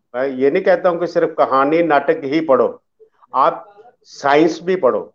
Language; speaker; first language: Hindi; early bilingual, other home language; Dogri